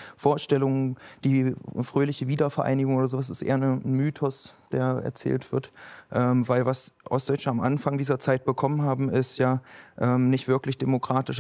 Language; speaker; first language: German; native; German